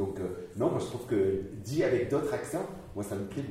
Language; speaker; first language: French; native; French